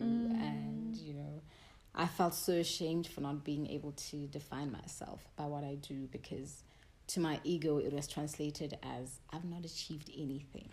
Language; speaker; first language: English; non-native, local second language; Tswana